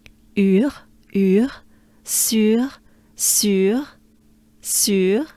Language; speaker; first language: French; native; French